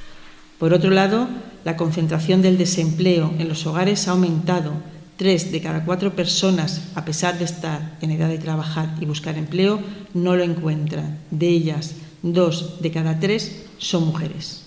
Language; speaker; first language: Spanish; native; Spanish